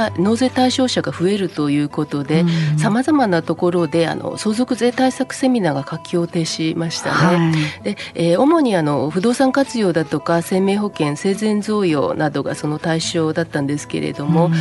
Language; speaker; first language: Japanese; native; Japanese